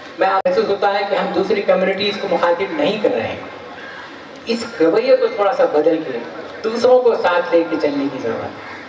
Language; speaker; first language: Urdu; native; Urdu